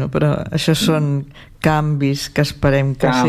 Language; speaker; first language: Catalan; native; Catalan